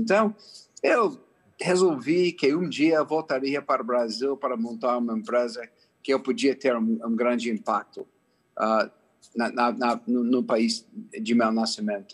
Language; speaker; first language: Portuguese; non-native, fluent; English